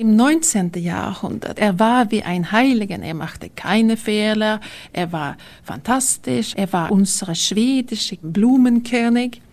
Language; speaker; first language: German; non-native, learner; Swedish